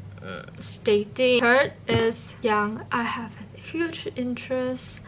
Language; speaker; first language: English; non-native, local second language; Chinese